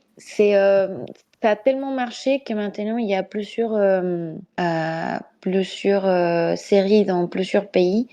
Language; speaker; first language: French; non-native, fluent; Spanish